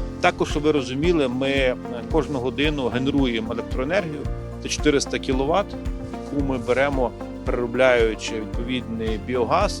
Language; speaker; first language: Ukrainian; native; Ukrainian